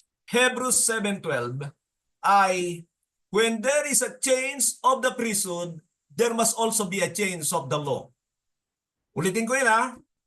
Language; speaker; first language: English; non-native, local second language; Filipino